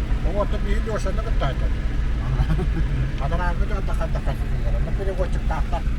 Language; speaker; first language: Russian; non-native, local second language; Yakut